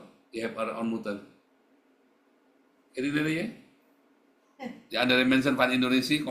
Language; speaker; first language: Dutch; non-native, learner; Indonesian